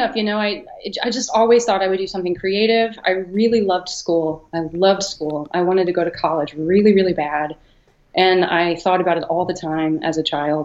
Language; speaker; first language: English; native; English